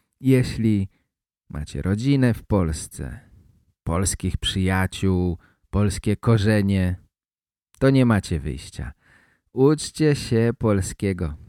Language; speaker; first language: Polish; native; Polish